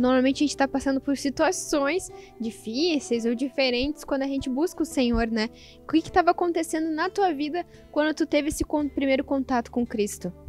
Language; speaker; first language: Portuguese; native; Portuguese